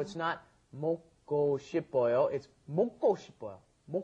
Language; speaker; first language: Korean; non-native, fluent; English